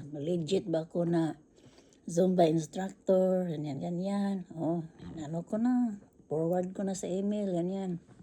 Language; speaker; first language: Filipino; non-native, local second language; Cebuano